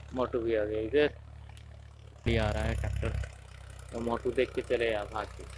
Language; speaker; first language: Hindi; non-native, local second language; Odia